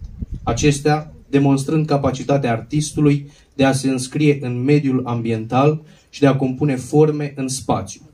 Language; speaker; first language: Romanian; native; Romanian